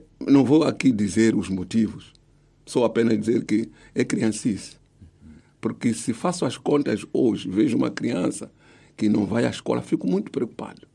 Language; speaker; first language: Portuguese; non-native, local second language; Tsonga